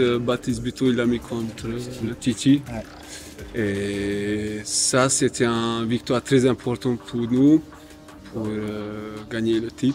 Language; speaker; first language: French; non-native, fluent; Hungarian